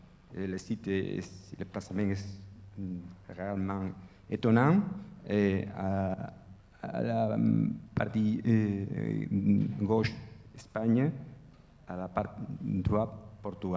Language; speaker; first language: French; non-native, fluent; Spanish